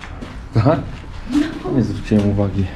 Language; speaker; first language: Polish; native; Polish